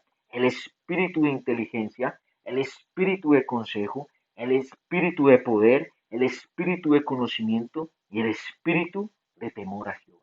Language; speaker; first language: Spanish; native; Spanish